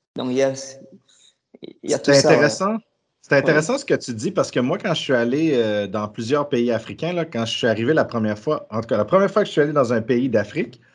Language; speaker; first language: French; native; French